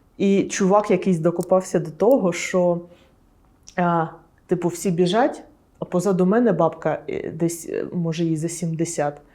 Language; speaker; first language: Ukrainian; non-native, local second language; Russian